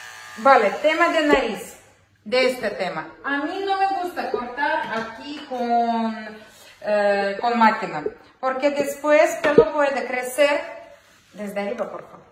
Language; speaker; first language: Spanish; non-native, learner; Ukrainian